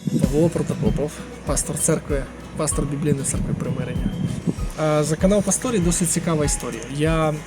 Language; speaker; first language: Ukrainian; non-native, local second language; Russian